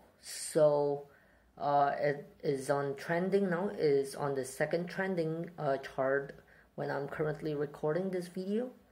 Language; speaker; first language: English; non-native, fluent; Indonesian